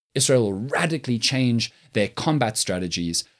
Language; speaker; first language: English; native; English